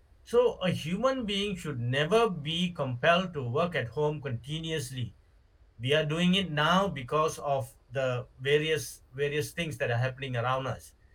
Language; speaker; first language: English; non-native, local second language; Tamil